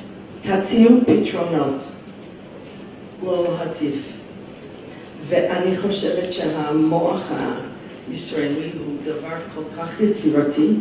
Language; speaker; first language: Hebrew; non-native, fluent; English